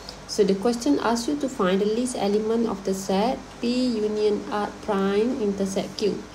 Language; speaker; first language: English; non-native, local second language; Malay